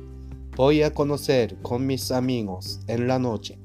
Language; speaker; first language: Spanish; non-native, learner; Japanese